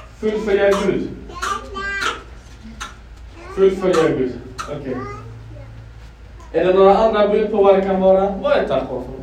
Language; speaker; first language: Swedish; non-native, fluent; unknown